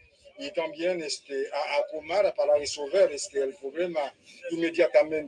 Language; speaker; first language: Spanish; non-native, fluent; Haitian Creole